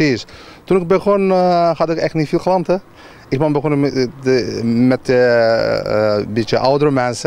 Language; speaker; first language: Dutch; non-native, learner; Turkish